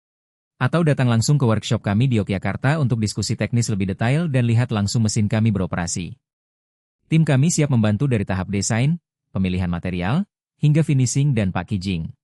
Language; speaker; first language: Indonesian; native; Indonesian